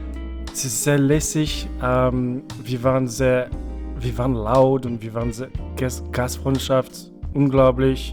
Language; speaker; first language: German; non-native, fluent; French